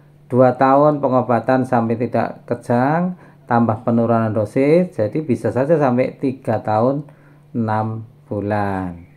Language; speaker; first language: Indonesian; native; Indonesian